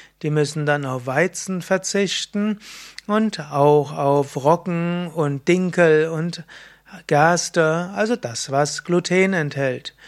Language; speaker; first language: German; native; German